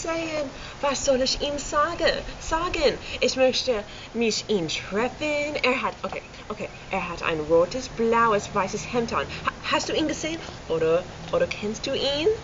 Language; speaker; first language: German; non-native, learner; English